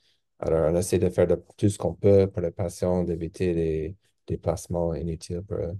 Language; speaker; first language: French; non-native, local second language; English